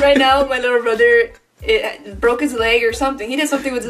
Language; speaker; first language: English; early bilingual, other home language; Spanish